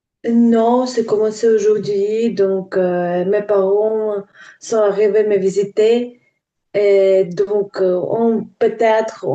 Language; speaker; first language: French; non-native, learner; Ukrainian